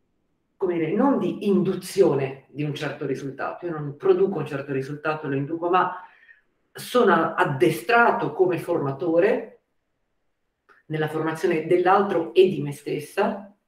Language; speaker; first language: Italian; native; Italian